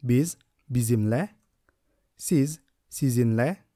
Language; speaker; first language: Turkish; non-native, fluent; Indonesian